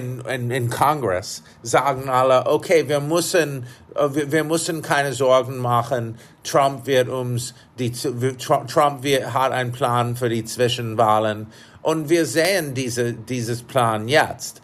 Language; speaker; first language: German; non-native, fluent; English